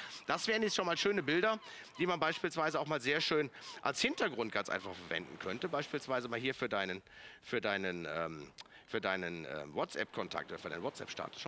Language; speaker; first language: German; native; German